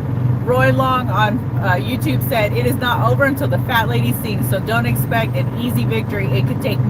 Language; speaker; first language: English; native; English